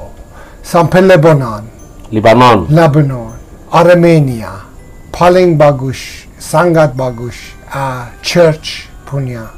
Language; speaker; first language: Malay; non-native, learner; Persian